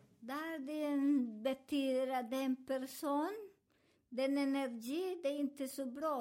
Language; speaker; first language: Swedish; non-native, fluent; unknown